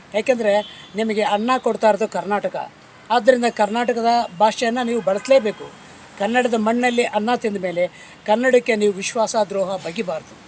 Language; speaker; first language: Kannada; native; Kannada